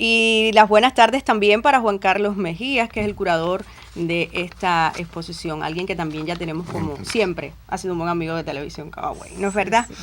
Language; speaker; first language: Spanish; native; Spanish